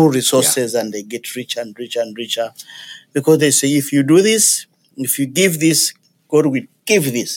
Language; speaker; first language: English; non-native, local second language; Ganda